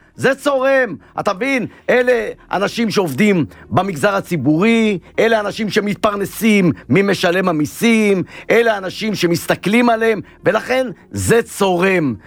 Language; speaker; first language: Hebrew; native; Hebrew